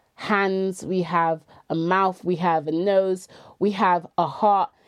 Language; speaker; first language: English; native; English